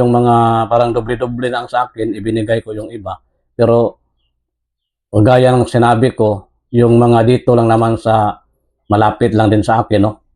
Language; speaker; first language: Filipino; non-native, local second language; Cebuano